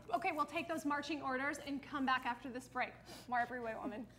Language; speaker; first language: English; native; English